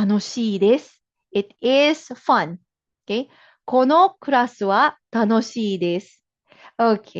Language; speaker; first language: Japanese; non-native, fluent; Filipino